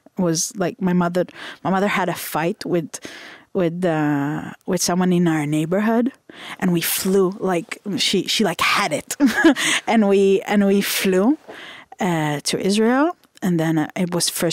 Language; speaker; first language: English; non-native, fluent; Hebrew